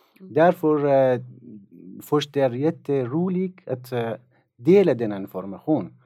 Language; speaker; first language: Swedish; non-native, learner; Persian